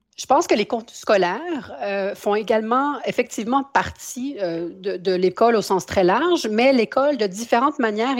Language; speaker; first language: French; native; French